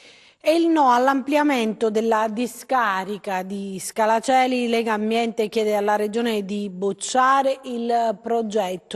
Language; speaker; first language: Italian; native; Italian